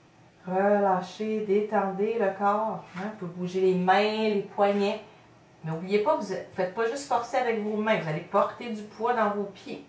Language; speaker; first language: French; native; French